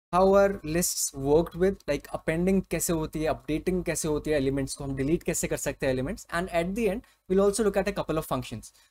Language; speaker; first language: English; non-native, local second language; Hindi